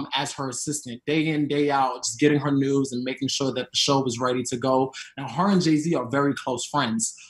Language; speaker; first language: English; native; English